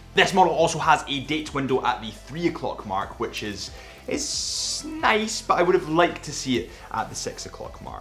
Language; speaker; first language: English; native; English